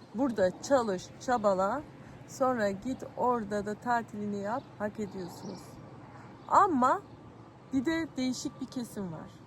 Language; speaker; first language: Turkish; native; Turkish